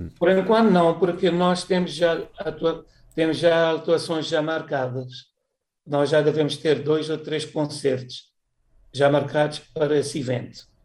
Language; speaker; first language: Portuguese; non-native, local second language; Kabuverdianu